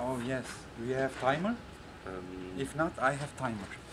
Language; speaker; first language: English; non-native, learner; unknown